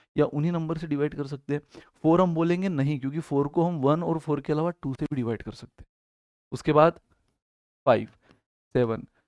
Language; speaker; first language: Hindi; native; Hindi